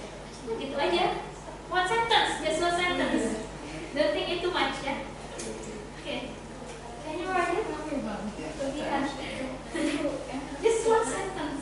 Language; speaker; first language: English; non-native, fluent; Indonesian